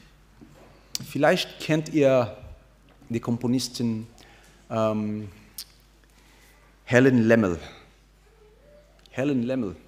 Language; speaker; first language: German; non-native, fluent; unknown